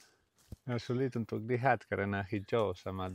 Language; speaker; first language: Indonesian; non-native, learner; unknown